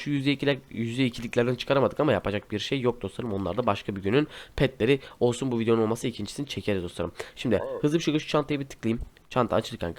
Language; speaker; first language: Turkish; native; Turkish